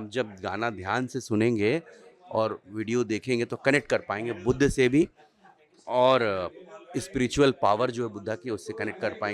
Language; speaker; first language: Hindi; native; Hindi